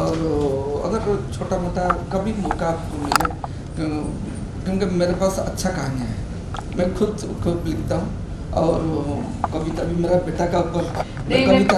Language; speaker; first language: Hindi; non-native, local second language; Odia